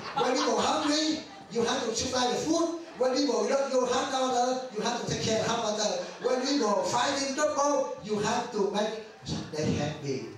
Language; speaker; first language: English; non-native, learner; Vietnamese